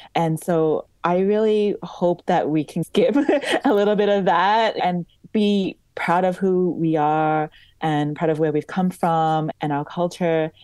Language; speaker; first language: English; native; English